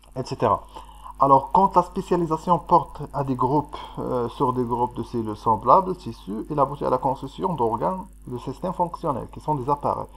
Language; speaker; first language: French; non-native, local second language; Arabic